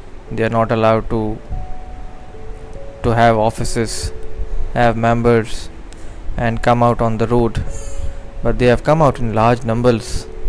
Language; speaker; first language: English; non-native, local second language; Urdu